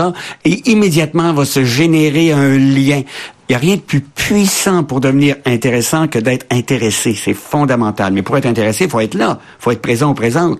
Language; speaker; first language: French; native; French